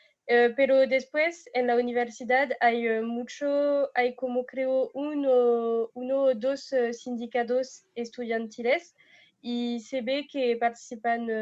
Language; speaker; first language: Spanish; non-native, fluent; French